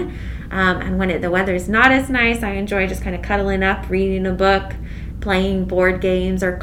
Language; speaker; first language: English; native; English